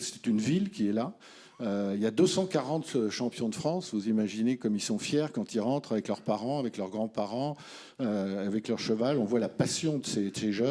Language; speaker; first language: French; native; French